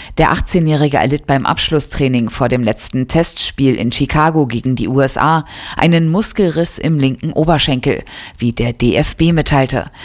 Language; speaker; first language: German; native; German